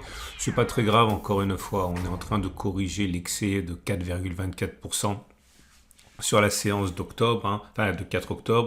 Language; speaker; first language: French; native; French